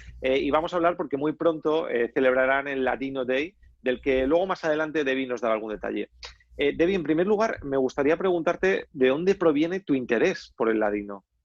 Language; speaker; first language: Spanish; native; Spanish